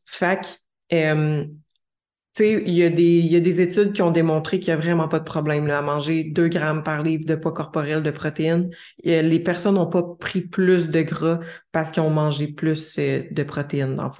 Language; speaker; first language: French; native; French